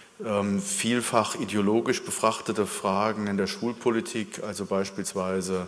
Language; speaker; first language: German; native; German